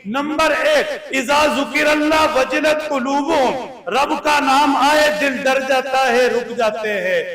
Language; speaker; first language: Urdu; non-native, local second language; Punjabi